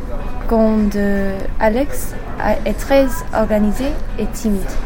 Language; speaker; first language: French; non-native, learner; English